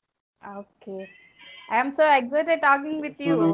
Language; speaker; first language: English; non-native, learner; Telugu